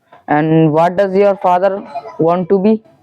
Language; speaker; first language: English; non-native, learner; Hindi